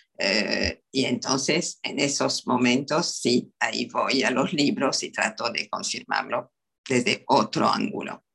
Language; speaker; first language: Spanish; non-native, fluent; French